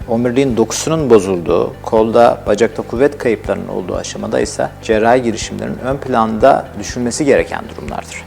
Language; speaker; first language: Turkish; native; Turkish